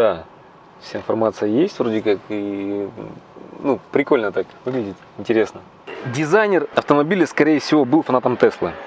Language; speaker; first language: Russian; native; Russian